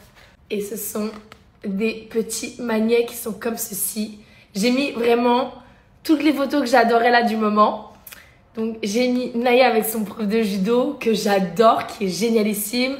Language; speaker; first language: French; native; French